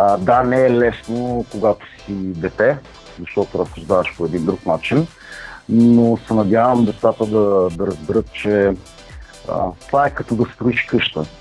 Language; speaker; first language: Bulgarian; early bilingual, other home language; Italian